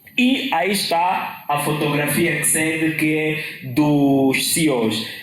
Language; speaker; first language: Portuguese; native; Portuguese